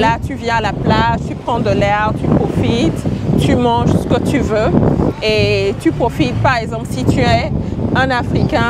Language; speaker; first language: French; non-native, local second language; Ewe